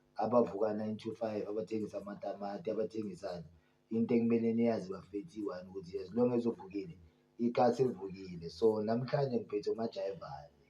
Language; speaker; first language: Zulu; native; Zulu